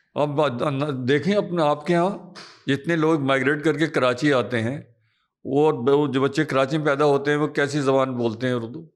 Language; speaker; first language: Urdu; non-native, local second language; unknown